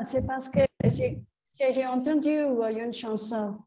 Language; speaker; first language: French; non-native, learner; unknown